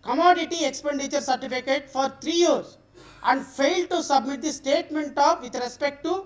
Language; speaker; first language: English; non-native, local second language; Telugu